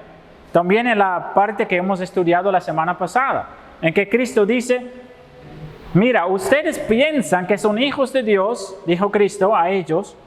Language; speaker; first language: Spanish; non-native, fluent; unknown